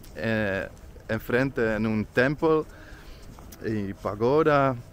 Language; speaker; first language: Spanish; non-native, fluent; Dutch